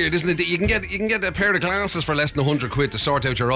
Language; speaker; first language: English; native; English